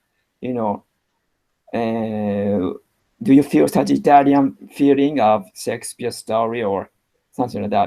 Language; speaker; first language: English; non-native, learner; Japanese